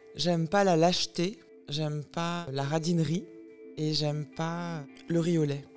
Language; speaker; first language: French; native; French